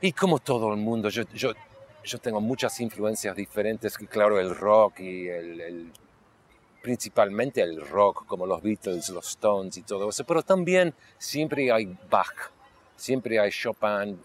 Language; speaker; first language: Spanish; non-native, local second language; English